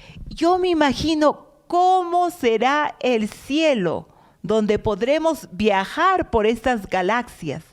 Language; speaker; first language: Spanish; native; Spanish